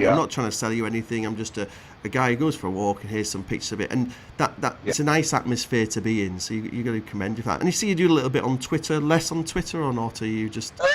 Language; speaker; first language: English; native; English